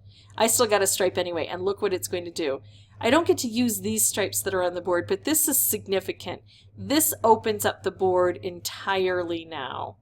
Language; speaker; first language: English; native; English